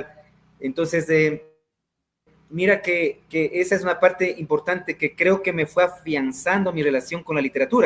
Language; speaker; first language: Spanish; native; Spanish